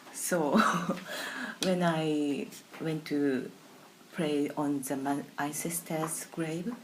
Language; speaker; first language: English; non-native, learner; Japanese